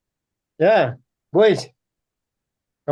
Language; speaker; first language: English; non-native, learner; Nepali